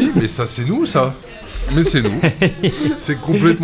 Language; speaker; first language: French; native; French